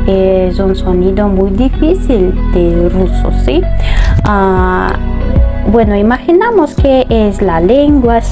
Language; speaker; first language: Spanish; non-native, fluent; Russian